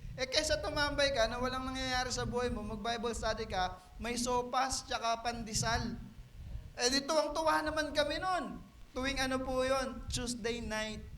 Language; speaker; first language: Filipino; native; Filipino